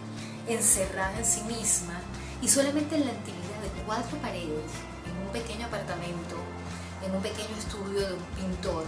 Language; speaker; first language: Spanish; native; Spanish